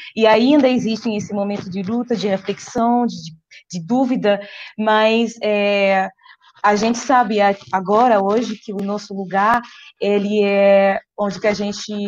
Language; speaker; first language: Portuguese; non-native, fluent; French